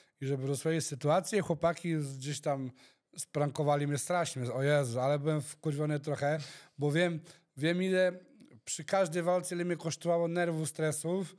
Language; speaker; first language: Polish; early bilingual, heritage; Polish